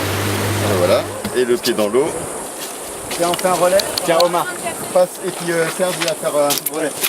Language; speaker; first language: French; native; French